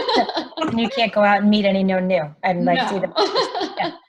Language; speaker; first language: English; native; English